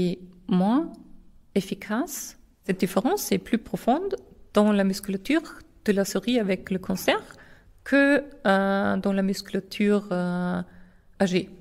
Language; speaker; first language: French; non-native, fluent; German